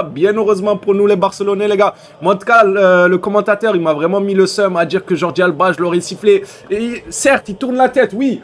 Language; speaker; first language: French; native; French